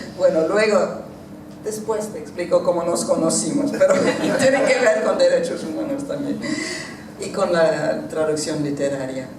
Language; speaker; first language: Spanish; non-native, fluent; English